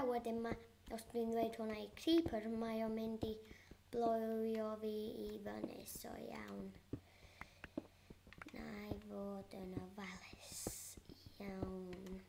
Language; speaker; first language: Welsh; non-native, local second language; English